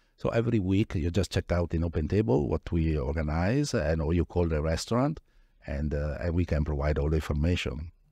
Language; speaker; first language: English; non-native, fluent; Italian